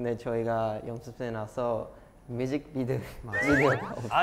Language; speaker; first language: Korean; non-native, learner; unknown